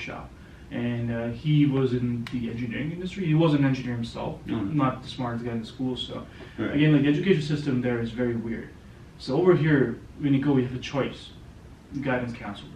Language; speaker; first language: English; non-native, local second language; Gujarati